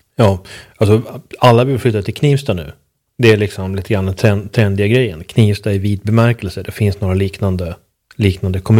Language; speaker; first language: Swedish; native; Swedish